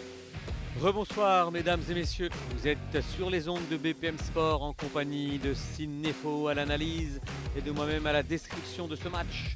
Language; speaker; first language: French; native; French